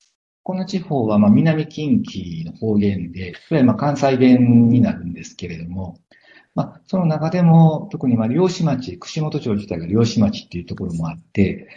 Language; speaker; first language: Japanese; native; Japanese